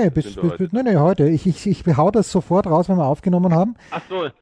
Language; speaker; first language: German; native; German